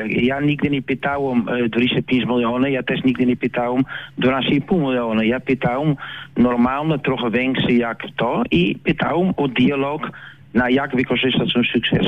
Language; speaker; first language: Polish; non-native, learner; Dutch